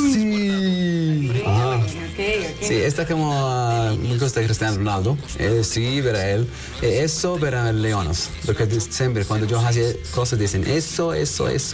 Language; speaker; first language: Spanish; non-native, learner; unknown